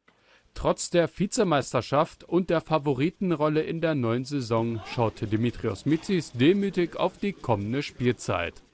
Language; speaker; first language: German; native; German